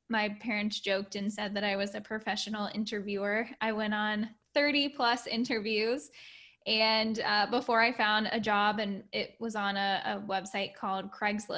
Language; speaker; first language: English; native; English